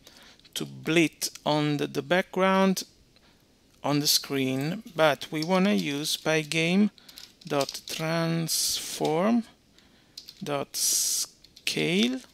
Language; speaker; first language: English; non-native, fluent; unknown